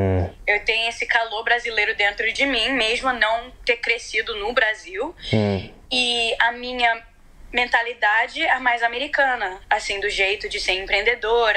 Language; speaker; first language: Portuguese; early bilingual, heritage; Portuguese